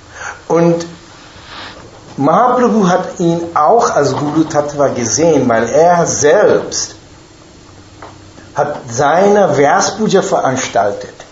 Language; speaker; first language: German; non-native, fluent; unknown